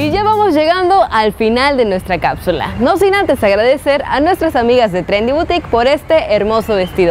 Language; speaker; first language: Spanish; native; Spanish